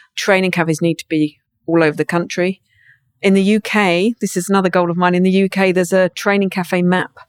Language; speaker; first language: English; native; English